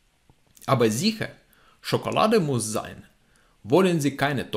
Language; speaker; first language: German; non-native, fluent; Russian